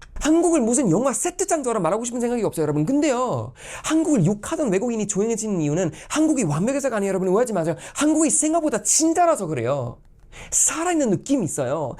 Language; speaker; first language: Korean; non-native, fluent; Swedish